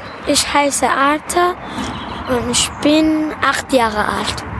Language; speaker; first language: German; early bilingual, other home language; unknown